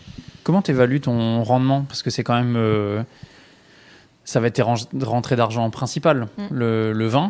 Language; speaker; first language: French; native; French